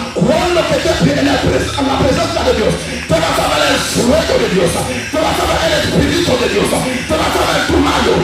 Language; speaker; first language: Spanish; non-native, learner; Haitian Creole